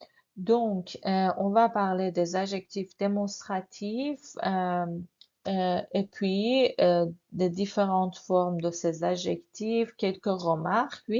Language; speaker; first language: French; non-native, fluent; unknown